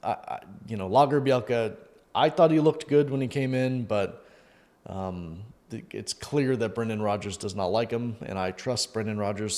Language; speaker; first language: English; native; English